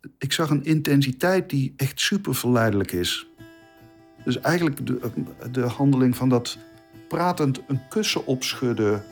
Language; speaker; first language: Dutch; native; Dutch